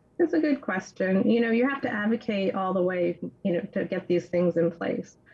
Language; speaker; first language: English; native; English